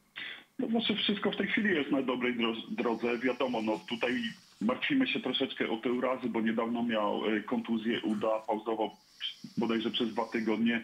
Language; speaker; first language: Polish; native; Polish